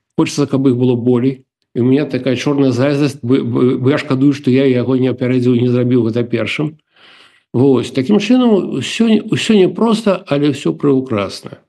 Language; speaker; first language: Belarusian; native; Belarusian